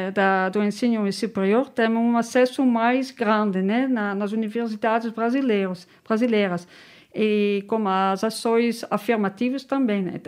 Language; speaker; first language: Portuguese; non-native, learner; Dutch